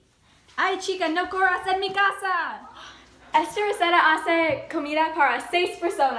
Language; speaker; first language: Spanish; non-native, learner; English